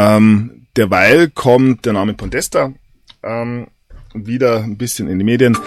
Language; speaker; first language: German; native; German